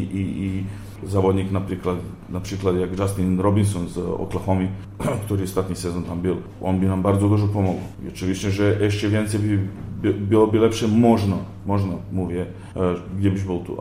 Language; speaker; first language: Polish; non-native, fluent; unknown